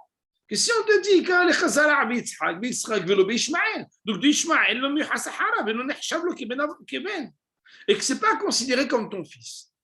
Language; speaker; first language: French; native; French